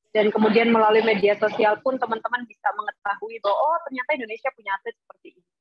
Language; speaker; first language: Indonesian; native; Indonesian